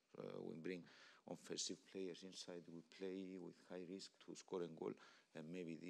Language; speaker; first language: English; non-native, local second language; Greek